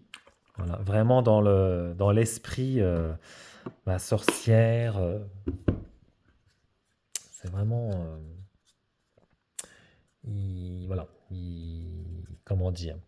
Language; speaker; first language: French; native; French